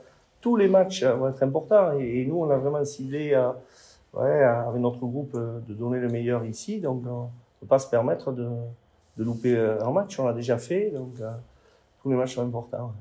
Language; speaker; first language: French; native; French